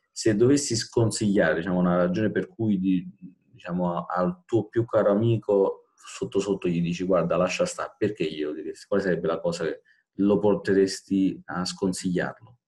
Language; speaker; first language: Italian; native; Italian